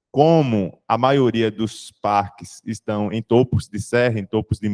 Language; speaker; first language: Portuguese; native; Portuguese